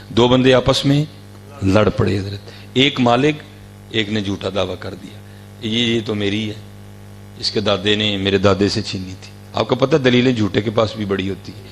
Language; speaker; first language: Urdu; non-native, local second language; Punjabi